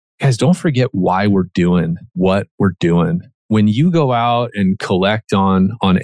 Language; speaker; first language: English; native; English